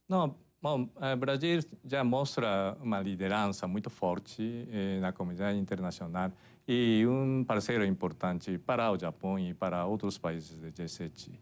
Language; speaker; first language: Portuguese; non-native, fluent; Japanese